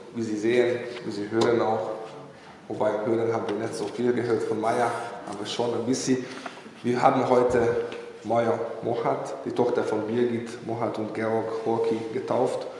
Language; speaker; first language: German; non-native, fluent; Hungarian